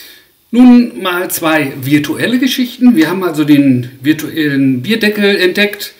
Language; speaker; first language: German; native; German